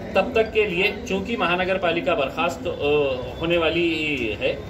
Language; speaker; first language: Hindi; non-native, local second language; Marathi